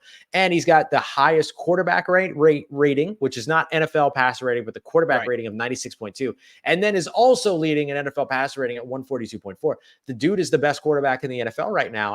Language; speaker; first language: English; native; English